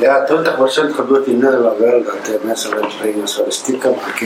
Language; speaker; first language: Dutch; non-native, learner; Somali